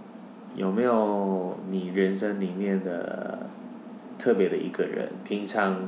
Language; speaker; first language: Chinese; non-native, fluent; Korean